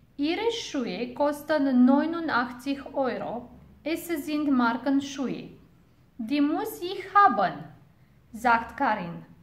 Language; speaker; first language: German; non-native, fluent; Romanian